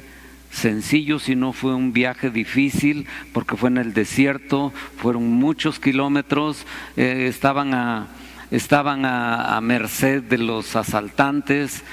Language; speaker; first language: Spanish; native; Spanish